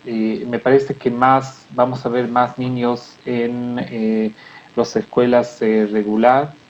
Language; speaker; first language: Spanish; non-native, fluent; Hebrew